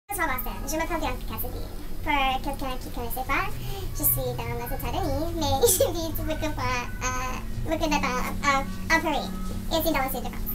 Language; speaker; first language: French; non-native, learner; English